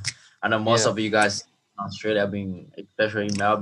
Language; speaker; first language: English; non-native, fluent; Chinese